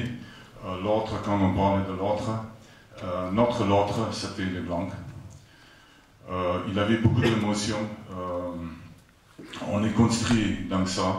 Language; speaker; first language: French; non-native, fluent; Afrikaans